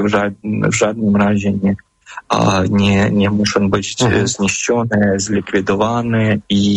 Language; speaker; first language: Polish; non-native, fluent; Ukrainian